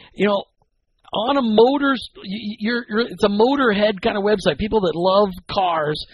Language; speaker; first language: English; native; English